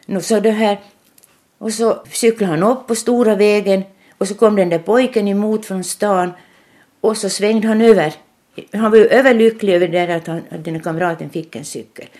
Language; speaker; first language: Swedish; native; Swedish